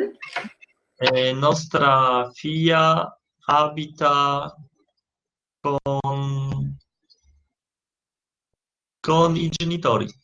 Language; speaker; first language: Italian; non-native, learner; Polish